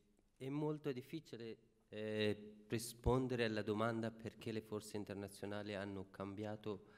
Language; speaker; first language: Italian; non-native, fluent; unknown